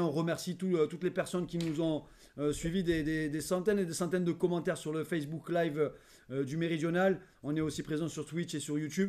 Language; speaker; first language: French; native; French